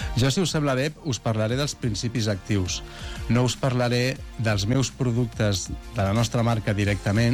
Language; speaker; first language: Catalan; native; Catalan